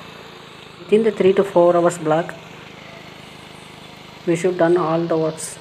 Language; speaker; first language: English; non-native, local second language; Tamil